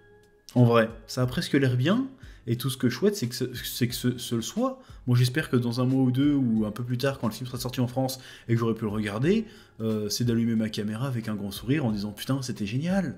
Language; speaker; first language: French; native; French